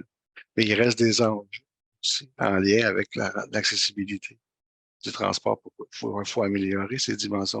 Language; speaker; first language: French; native; French